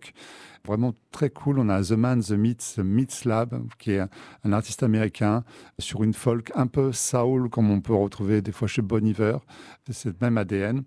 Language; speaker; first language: French; native; French